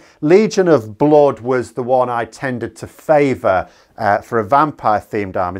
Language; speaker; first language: English; native; English